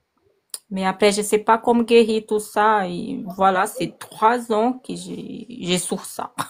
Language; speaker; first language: French; non-native, learner; Portuguese